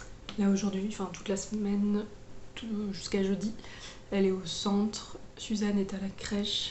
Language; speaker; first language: French; native; French